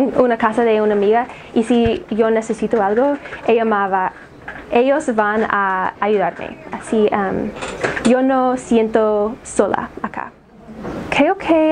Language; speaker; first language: Spanish; non-native, fluent; English